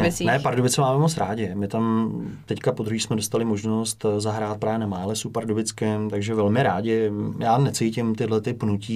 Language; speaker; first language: Czech; native; Czech